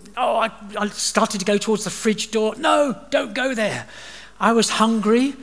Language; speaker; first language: English; native; English